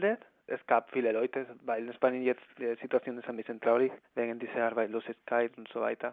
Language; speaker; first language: German; non-native, learner; Spanish